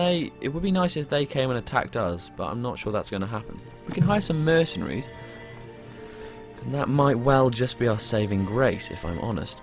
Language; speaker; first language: English; native; English